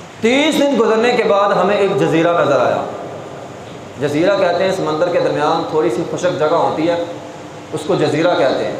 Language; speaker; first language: Urdu; non-native, local second language; Punjabi